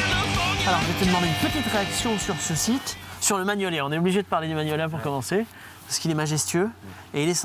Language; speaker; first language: French; native; French